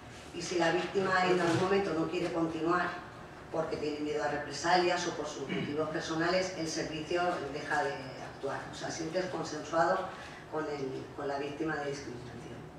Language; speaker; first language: Spanish; native; Spanish